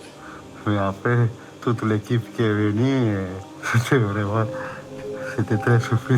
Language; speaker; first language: French; non-native, learner; Tamil